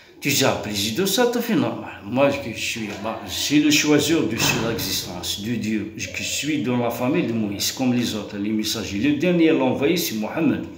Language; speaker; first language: French; non-native, local second language; Kabyle